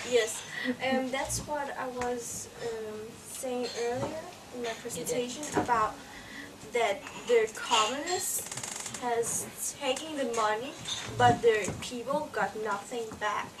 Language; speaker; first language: English; non-native, fluent; Danish